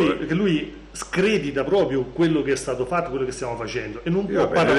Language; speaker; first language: Italian; native; Italian